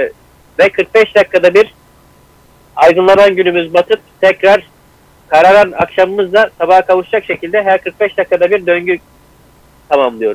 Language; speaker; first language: Turkish; native; Turkish